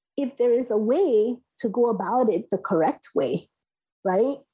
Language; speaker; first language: English; non-native, local second language; Igbo